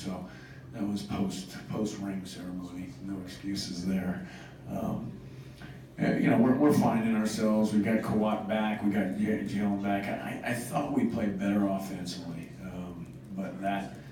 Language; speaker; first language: English; native; English